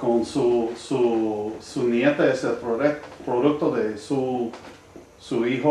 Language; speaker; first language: Spanish; non-native, learner; English